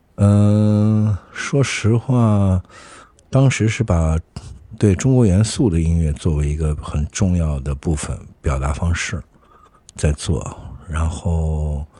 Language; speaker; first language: Chinese; native; Chinese